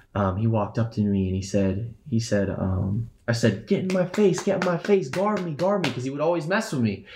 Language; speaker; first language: English; native; English